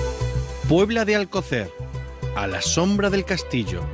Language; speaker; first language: Spanish; native; Spanish